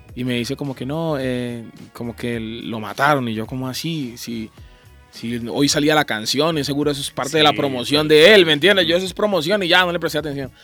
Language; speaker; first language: Spanish; native; Spanish